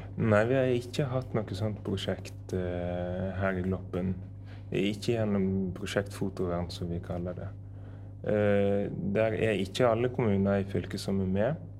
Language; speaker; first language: Norwegian; native; Norwegian